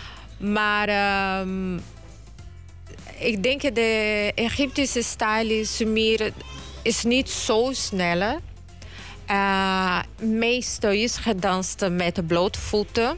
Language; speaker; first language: Dutch; non-native, learner; Portuguese